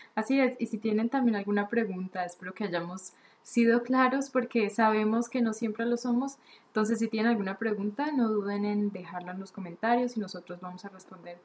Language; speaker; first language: Spanish; native; Spanish